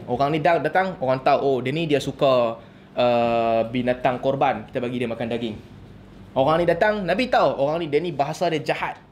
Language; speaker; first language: Malay; native; Malay